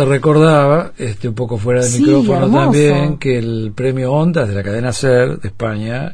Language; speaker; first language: Spanish; native; Spanish